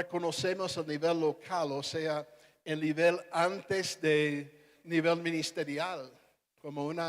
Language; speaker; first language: Spanish; non-native, fluent; English